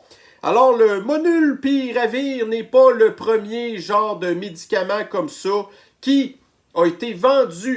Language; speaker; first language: French; native; French